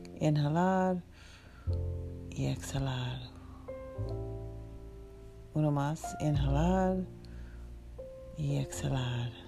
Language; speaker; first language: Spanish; non-native, learner; English